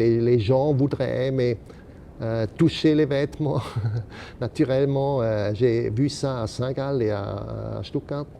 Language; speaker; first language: French; non-native, fluent; German